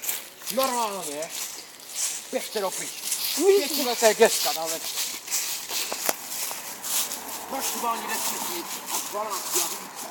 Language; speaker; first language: Czech; native; Czech